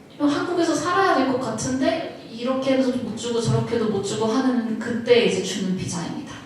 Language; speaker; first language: Korean; early bilingual, other home language; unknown